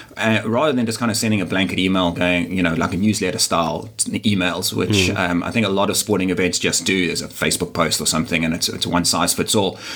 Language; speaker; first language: English; native; English